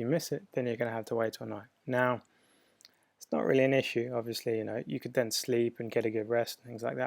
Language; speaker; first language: English; native; English